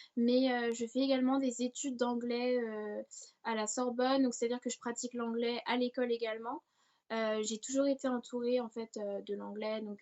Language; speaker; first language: French; native; French